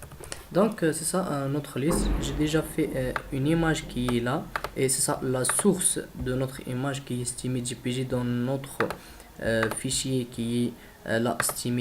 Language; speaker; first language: French; non-native, learner; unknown